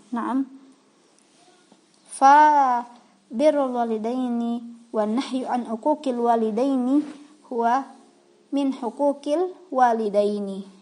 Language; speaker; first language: Arabic; non-native, fluent; Indonesian